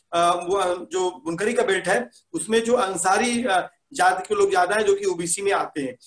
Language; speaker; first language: Hindi; native; Hindi